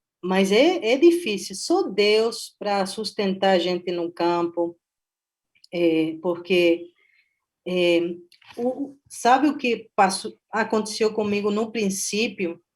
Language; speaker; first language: Portuguese; non-native, fluent; Spanish